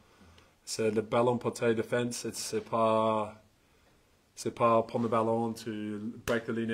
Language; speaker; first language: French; non-native, learner; English